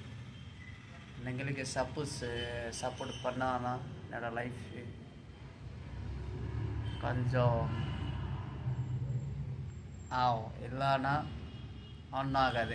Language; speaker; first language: Tamil; non-native, learner; Hindi